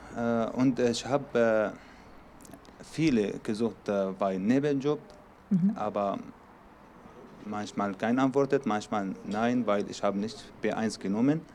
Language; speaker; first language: German; non-native, learner; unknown